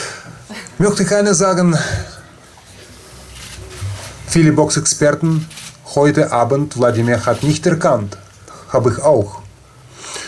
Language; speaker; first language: German; non-native, fluent; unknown